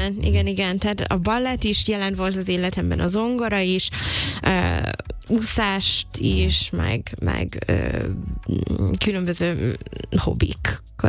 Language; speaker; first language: Hungarian; non-native, fluent; English